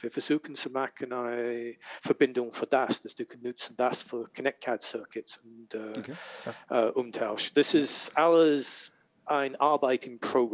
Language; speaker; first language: German; non-native, learner; English